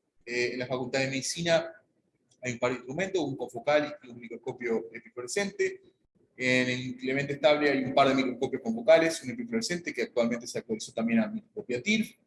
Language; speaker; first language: Spanish; native; Spanish